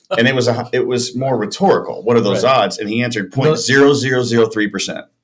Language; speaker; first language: English; native; English